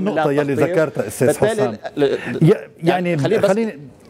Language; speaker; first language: Arabic; native; Arabic